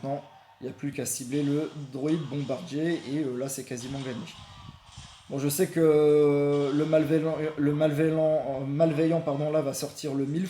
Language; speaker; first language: French; native; French